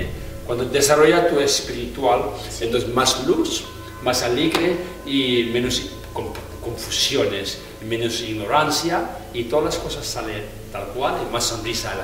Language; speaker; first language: Spanish; non-native, fluent; Tibetan